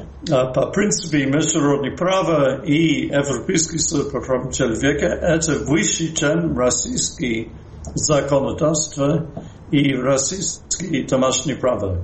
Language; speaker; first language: Russian; non-native, fluent; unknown